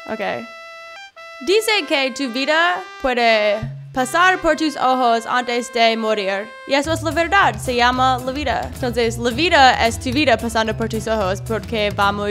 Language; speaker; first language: Spanish; non-native, learner; English